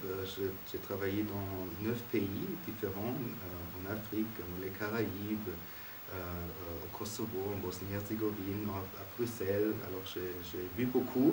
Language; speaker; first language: French; non-native, fluent; German